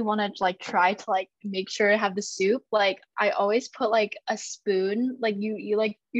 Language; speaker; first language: English; early bilingual, other home language; Chinese